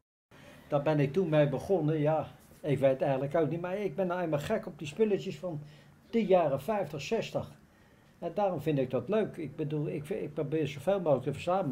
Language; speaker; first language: Dutch; native; Dutch